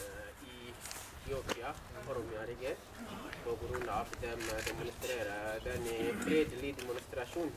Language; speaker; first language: Norwegian; non-native, learner; Oromo